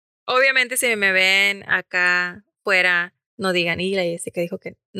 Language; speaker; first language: Spanish; early bilingual, other home language; English